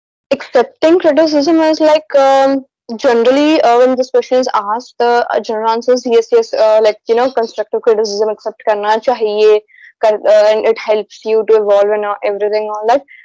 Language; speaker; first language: English; non-native, local second language; Hindi